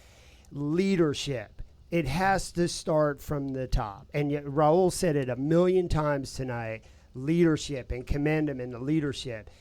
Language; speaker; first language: English; native; English